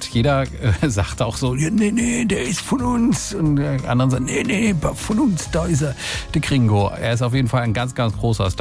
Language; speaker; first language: German; native; German